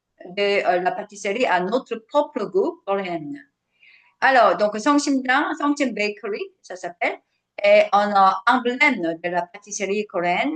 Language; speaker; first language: French; non-native, fluent; Korean